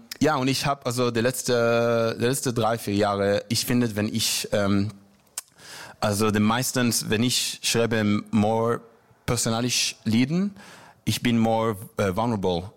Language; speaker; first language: German; non-native, learner; Hebrew